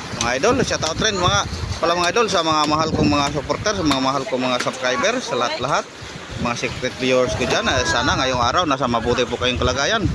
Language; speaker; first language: Filipino; non-native, local second language; Cebuano